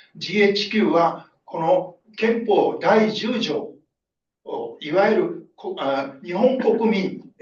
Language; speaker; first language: Japanese; native; Japanese